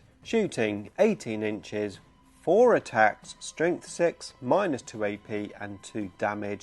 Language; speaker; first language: English; native; English